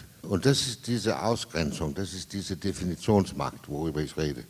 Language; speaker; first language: German; non-native, fluent; Danish